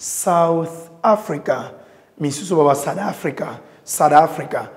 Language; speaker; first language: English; non-native, fluent; Lingala